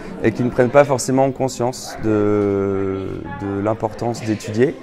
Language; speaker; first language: French; native; French